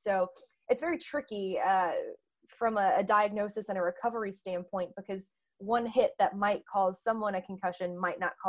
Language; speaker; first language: English; native; English